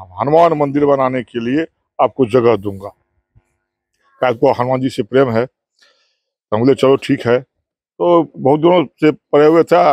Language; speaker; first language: Hindi; native; Hindi